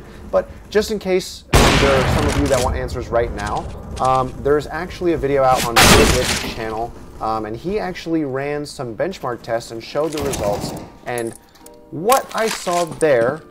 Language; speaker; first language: English; native; English